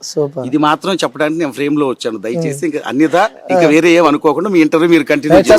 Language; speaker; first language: Telugu; native; Telugu